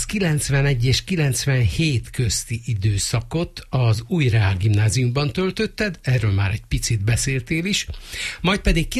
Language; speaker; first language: Hungarian; native; Hungarian